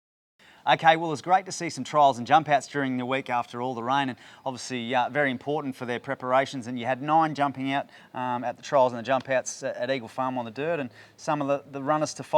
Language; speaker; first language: English; native; English